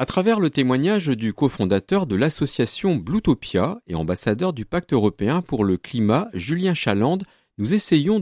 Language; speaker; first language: French; native; French